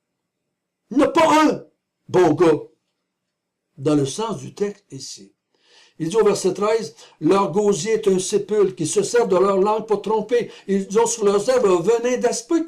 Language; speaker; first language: French; native; French